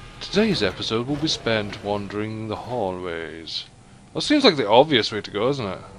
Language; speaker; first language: English; native; English